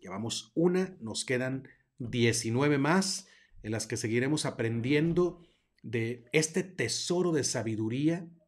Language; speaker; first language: Spanish; native; Spanish